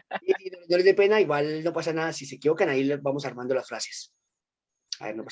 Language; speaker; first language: Spanish; native; Spanish